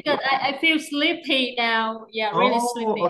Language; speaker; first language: English; non-native, learner; Vietnamese